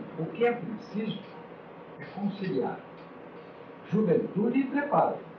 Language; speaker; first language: Portuguese; native; Portuguese